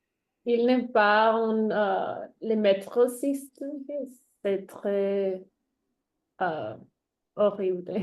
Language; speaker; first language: French; non-native, learner; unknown